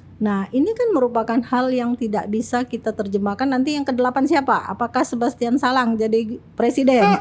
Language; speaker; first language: Indonesian; native; Indonesian